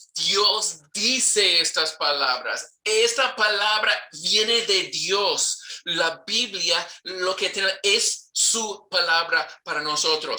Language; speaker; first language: Spanish; non-native, fluent; English